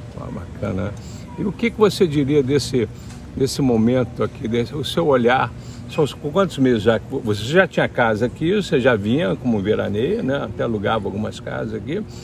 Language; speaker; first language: Portuguese; native; Portuguese